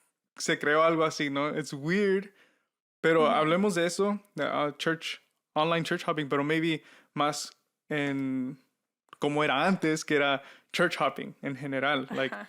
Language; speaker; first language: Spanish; early bilingual, heritage; Spanish